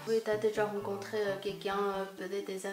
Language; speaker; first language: French; non-native, fluent; Chinese